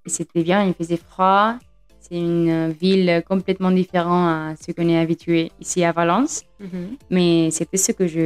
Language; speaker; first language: French; non-native, fluent; Spanish